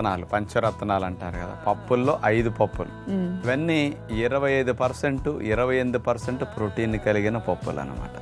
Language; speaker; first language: Telugu; native; Telugu